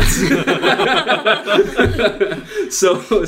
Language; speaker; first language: English; non-native, fluent; Dutch